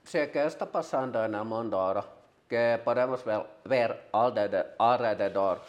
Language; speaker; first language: Spanish; non-native, learner; Finnish